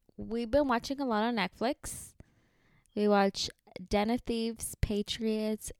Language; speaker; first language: English; early bilingual, heritage; Spanish